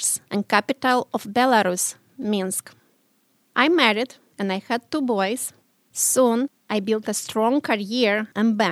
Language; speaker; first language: English; non-native, learner; Romanian